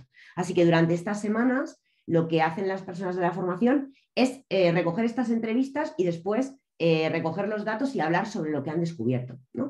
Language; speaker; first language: Spanish; native; Spanish